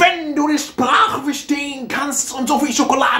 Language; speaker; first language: German; non-native, fluent; Arabic